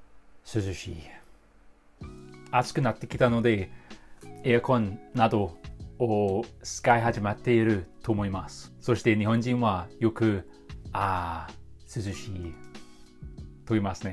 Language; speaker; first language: Japanese; non-native, fluent; English